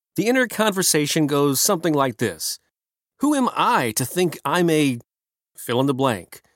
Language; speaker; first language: English; native; English